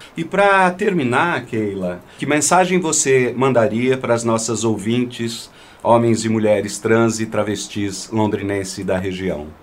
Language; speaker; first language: Portuguese; native; Portuguese